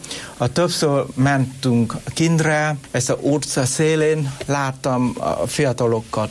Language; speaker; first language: Hungarian; non-native, learner; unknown